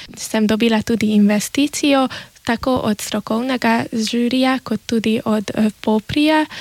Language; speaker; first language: Slovenian; early bilingual, heritage; Slovenian